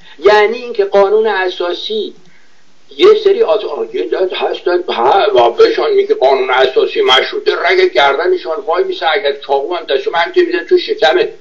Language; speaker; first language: Persian; native; Persian